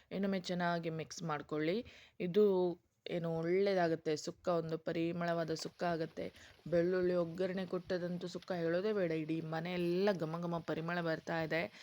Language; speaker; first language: Kannada; non-native, local second language; Tulu